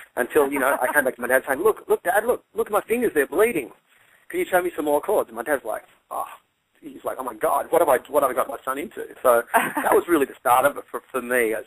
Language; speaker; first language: English; native; English